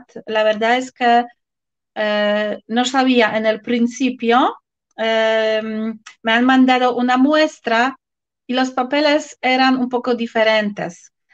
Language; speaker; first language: Spanish; non-native, fluent; Polish